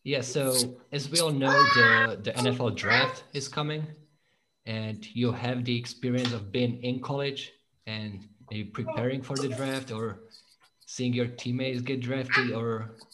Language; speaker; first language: English; non-native, fluent; Slovak